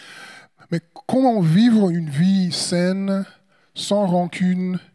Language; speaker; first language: French; non-native, fluent; English